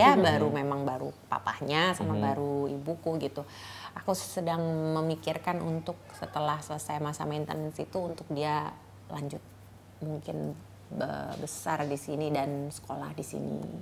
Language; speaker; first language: Indonesian; native; Indonesian